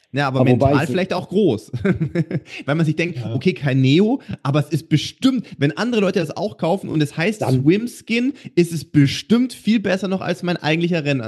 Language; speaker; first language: German; native; German